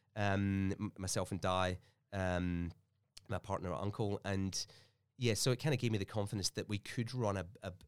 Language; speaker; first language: English; native; English